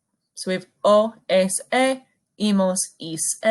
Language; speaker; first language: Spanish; non-native, fluent; English